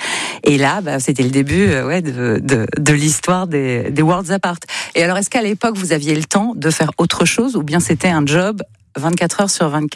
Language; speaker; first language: French; native; French